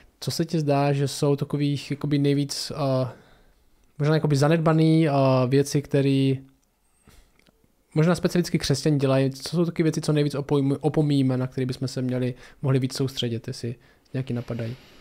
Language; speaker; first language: Czech; native; Czech